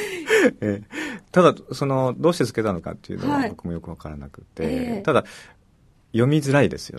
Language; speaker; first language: Japanese; native; Japanese